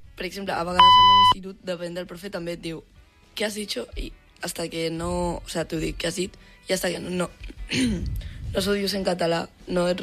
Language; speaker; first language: Catalan; non-native, local second language; Spanish